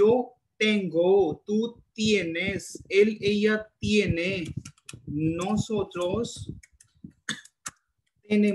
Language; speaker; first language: Spanish; non-native, learner; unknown